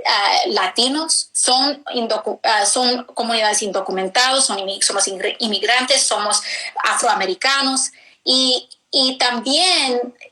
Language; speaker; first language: Spanish; early bilingual, heritage; English